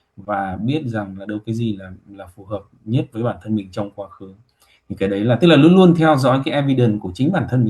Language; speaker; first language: Vietnamese; native; Vietnamese